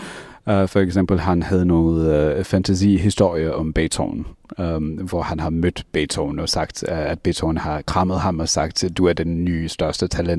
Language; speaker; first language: Danish; non-native, fluent; English